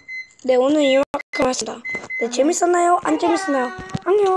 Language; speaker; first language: Korean; native; Korean